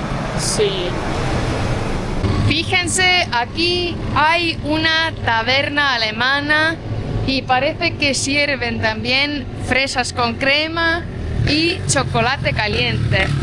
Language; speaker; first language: Spanish; non-native, fluent; Estonian